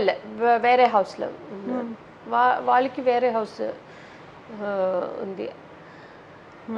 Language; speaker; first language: Telugu; non-native, fluent; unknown